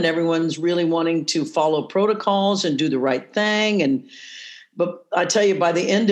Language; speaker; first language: English; native; English